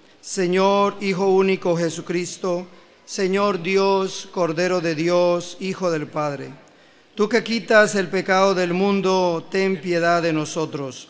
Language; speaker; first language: Spanish; native; Spanish